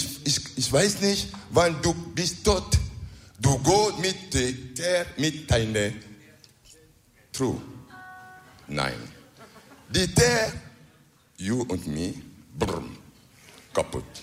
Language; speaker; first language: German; non-native, learner; French